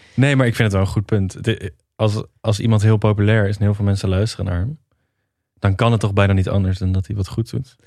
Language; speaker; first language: Dutch; native; Dutch